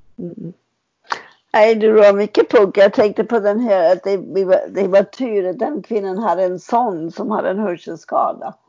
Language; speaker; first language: Swedish; non-native, fluent; English